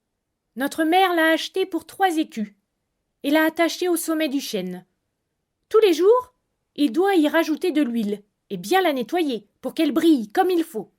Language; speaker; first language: French; native; French